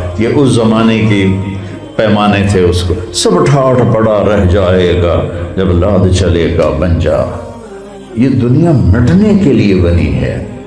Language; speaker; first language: Urdu; non-native, local second language; Punjabi